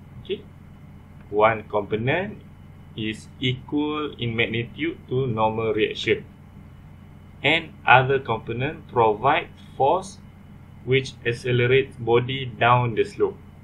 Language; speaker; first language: English; non-native, local second language; Malay